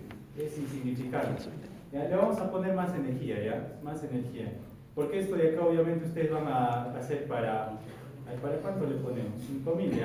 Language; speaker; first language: Spanish; native; Spanish